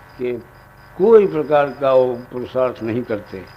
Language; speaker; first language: Hindi; non-native, local second language; Gujarati